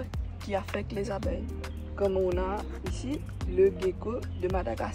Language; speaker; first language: French; non-native, local second language; Morisyen